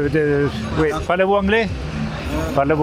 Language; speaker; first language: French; non-native, learner; Italian